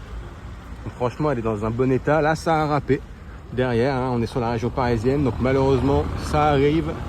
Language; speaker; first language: French; native; French